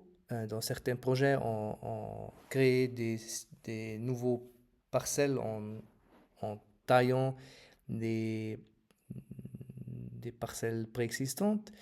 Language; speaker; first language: French; non-native, fluent; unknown